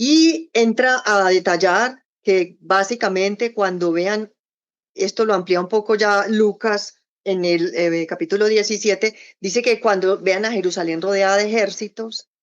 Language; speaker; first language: Spanish; native; Spanish